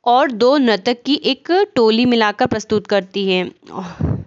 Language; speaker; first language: Hindi; native; Hindi